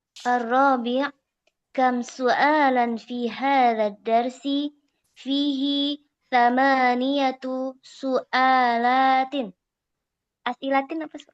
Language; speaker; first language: Arabic; non-native, learner; Indonesian